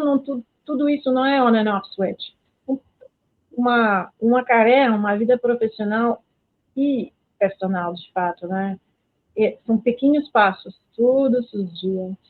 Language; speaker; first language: Portuguese; non-native, fluent; French